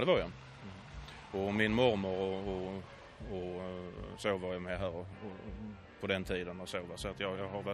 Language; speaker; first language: Swedish; native; Swedish